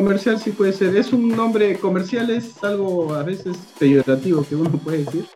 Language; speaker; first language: Spanish; native; Spanish